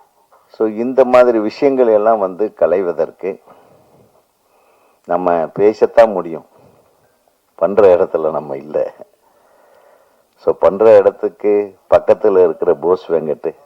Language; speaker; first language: Tamil; native; Tamil